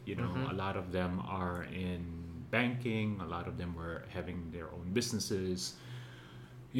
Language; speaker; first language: English; non-native, local second language; Filipino